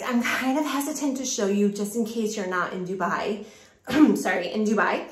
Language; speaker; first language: English; native; English